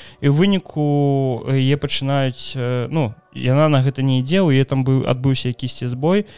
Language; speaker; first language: Belarusian; non-native, local second language; Russian